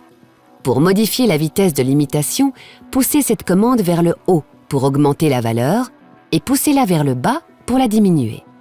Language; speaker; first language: French; native; French